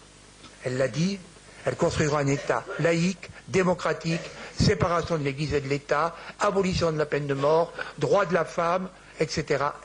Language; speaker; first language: French; native; French